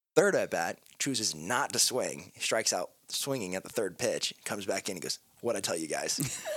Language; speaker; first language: English; native; English